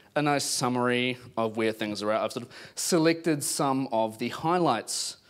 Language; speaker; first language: English; native; English